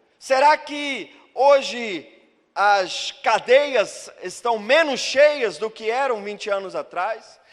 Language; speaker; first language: Portuguese; non-native, fluent; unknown